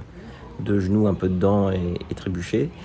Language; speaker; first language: French; native; French